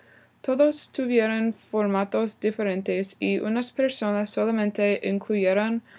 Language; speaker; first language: Spanish; non-native, learner; English